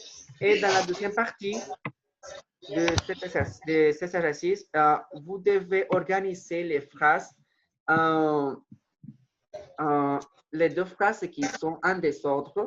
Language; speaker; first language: French; non-native, fluent; Spanish